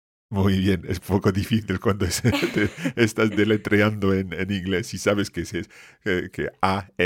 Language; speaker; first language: Spanish; native; Spanish